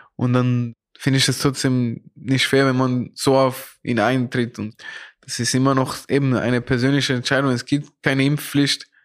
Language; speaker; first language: German; native; German